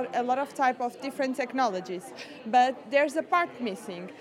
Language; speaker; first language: English; non-native, fluent; Portuguese